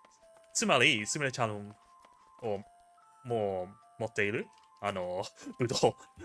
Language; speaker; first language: Japanese; non-native, learner; English